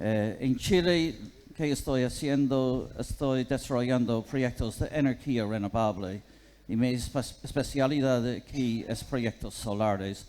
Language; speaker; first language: Spanish; non-native, fluent; English